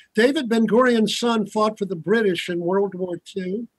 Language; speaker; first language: English; native; English